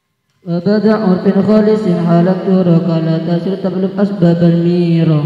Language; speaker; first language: Arabic; non-native, learner; Indonesian